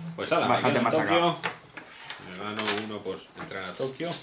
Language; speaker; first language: Spanish; native; Spanish